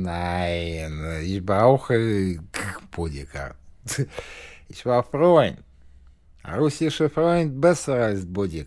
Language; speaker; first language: German; non-native, learner; Russian